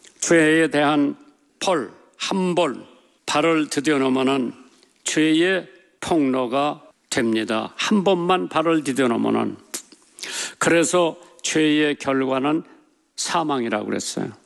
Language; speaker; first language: Korean; native; Korean